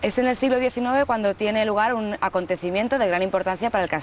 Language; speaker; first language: Spanish; native; Spanish